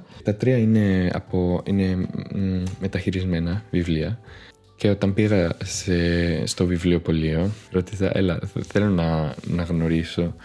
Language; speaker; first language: Greek; non-native, fluent; Spanish